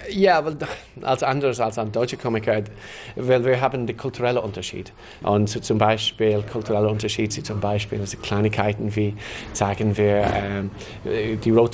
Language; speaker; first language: German; non-native, learner; English